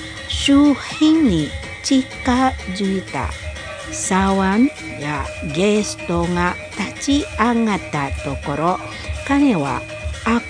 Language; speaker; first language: Japanese; non-native, learner; Indonesian